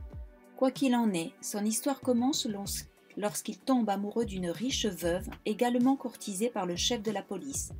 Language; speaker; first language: French; native; French